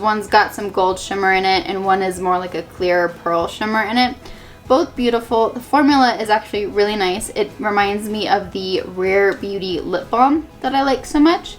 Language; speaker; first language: English; native; English